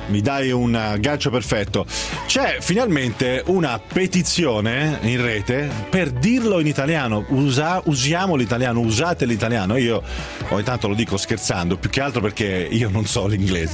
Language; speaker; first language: Italian; native; Italian